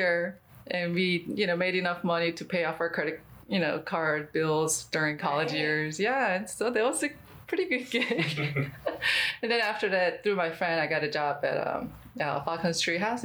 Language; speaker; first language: English; non-native, fluent; Korean